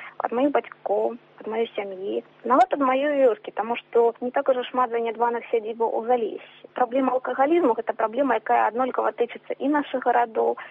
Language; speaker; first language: Belarusian; native; Belarusian